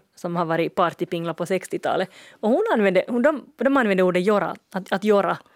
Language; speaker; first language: Swedish; native; Swedish